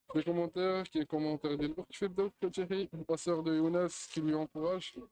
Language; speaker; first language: French; non-native, local second language; Arabic